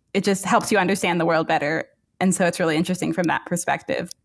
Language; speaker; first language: English; native; English